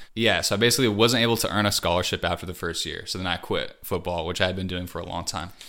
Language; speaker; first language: English; native; English